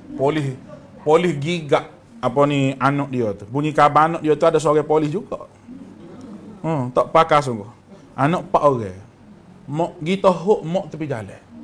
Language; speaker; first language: Malay; native; Malay